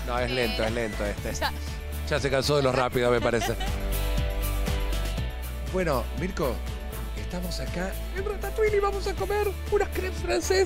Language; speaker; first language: Spanish; native; Spanish